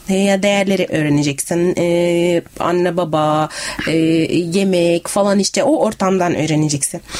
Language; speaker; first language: Turkish; native; Turkish